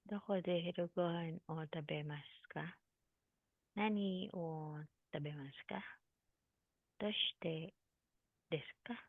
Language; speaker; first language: Japanese; non-native, learner; Filipino